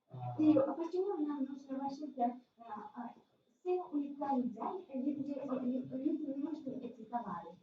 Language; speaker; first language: Russian; non-native, local second language; Uzbek